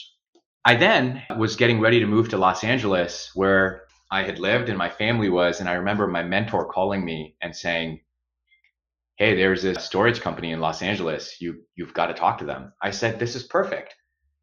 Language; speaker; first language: English; non-native, local second language; Urdu